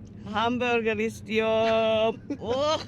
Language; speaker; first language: Turkish; non-native, learner; Dutch